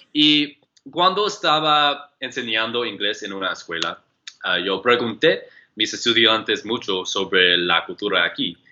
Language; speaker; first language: Spanish; non-native, learner; English